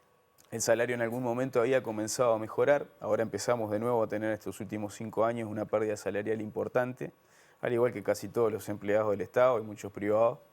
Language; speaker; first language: Spanish; native; Spanish